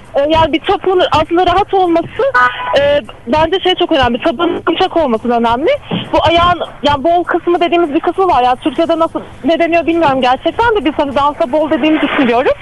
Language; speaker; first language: Turkish; native; Turkish